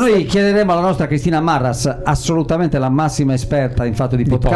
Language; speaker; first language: Italian; native; Italian